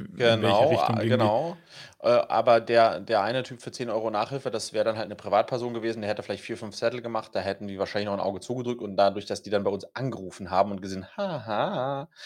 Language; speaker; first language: German; native; German